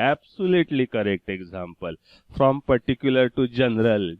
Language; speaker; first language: Hindi; non-native, local second language; Marathi